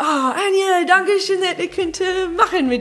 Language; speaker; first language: German; non-native, learner; English